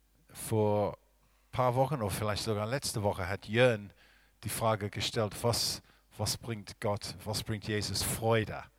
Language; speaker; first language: German; non-native, fluent; English